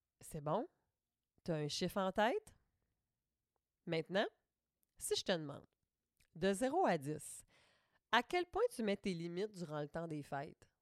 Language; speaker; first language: French; native; French